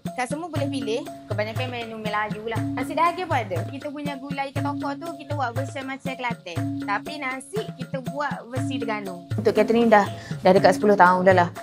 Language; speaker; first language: Malay; native; Malay